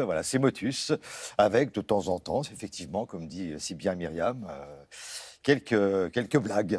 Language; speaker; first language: French; native; French